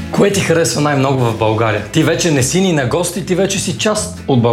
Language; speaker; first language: Bulgarian; native; Bulgarian